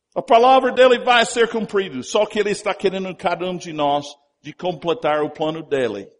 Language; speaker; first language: Portuguese; non-native, fluent; English